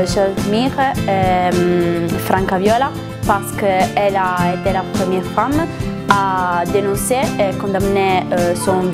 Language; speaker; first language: French; non-native, learner; Italian